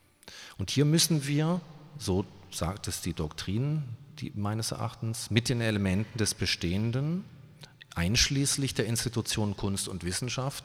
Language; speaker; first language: German; native; German